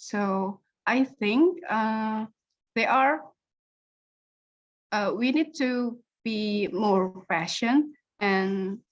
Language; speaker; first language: English; non-native, learner; Indonesian